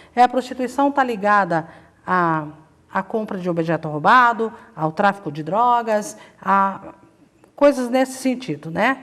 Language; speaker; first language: Portuguese; native; Portuguese